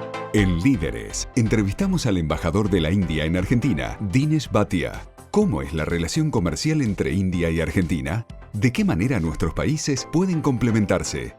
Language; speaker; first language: Spanish; native; Spanish